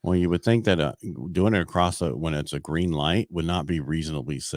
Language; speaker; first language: English; native; English